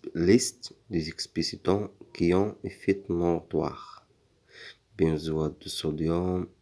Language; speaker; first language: French; non-native, local second language; Arabic